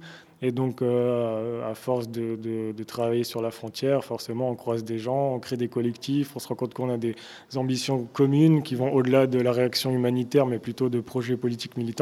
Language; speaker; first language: French; native; French